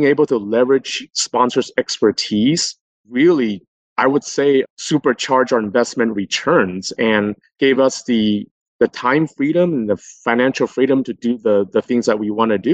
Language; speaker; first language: English; native; English